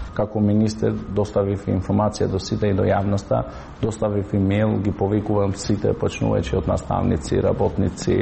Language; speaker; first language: Macedonian; non-native, local second language; Albanian